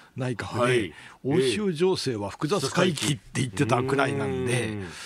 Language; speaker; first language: Japanese; native; Japanese